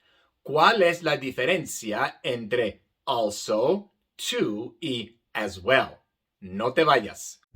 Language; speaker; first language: Spanish; non-native, fluent; English